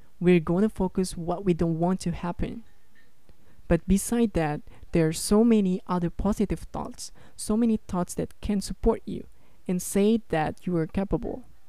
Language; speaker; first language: English; non-native, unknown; Indonesian